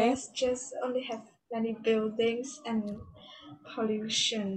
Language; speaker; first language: English; non-native, learner; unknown